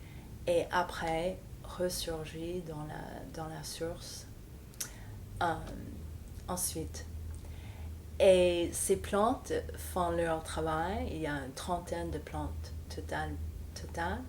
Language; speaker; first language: French; non-native, fluent; English